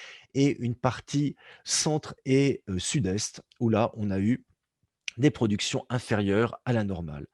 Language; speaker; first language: French; native; French